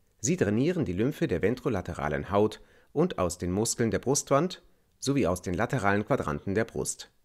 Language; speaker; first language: German; native; German